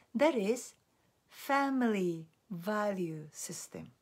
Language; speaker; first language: English; non-native, fluent; Japanese